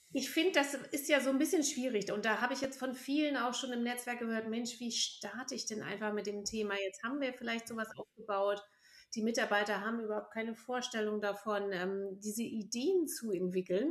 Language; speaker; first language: German; native; German